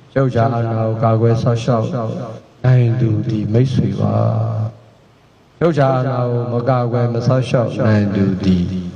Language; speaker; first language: Burmese; native; Burmese